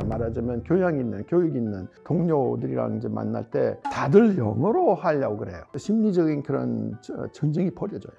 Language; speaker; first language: Korean; non-native, fluent; English